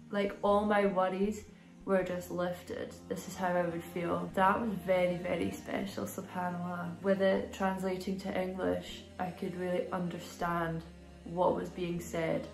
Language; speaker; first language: English; native; English